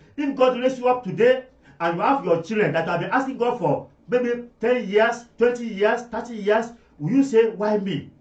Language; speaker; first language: English; non-native, local second language; Yoruba